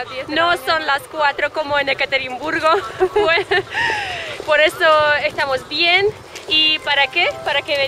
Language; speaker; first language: Spanish; non-native, fluent; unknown